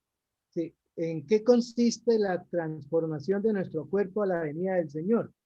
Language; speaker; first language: Spanish; native; Spanish